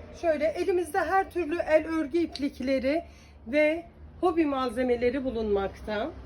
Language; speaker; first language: Turkish; native; Turkish